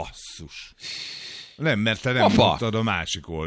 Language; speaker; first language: Hungarian; native; Hungarian